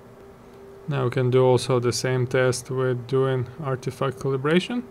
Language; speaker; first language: English; non-native, fluent; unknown